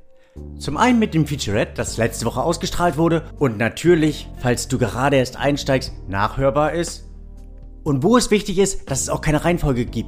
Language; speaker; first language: German; native; German